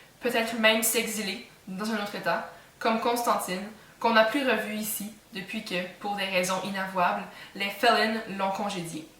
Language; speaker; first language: French; native; French